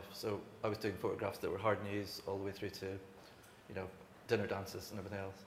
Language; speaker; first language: English; native; English